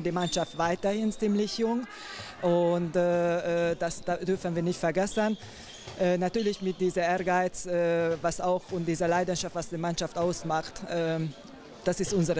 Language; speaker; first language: German; non-native, fluent; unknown